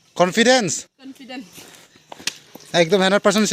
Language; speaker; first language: Hindi; non-native, local second language; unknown